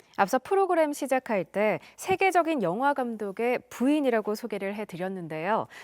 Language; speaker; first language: Korean; native; Korean